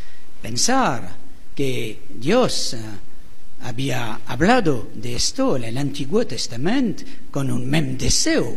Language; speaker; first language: Spanish; non-native, fluent; French